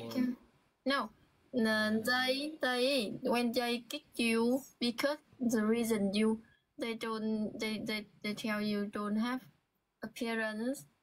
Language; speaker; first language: English; non-native, learner; Vietnamese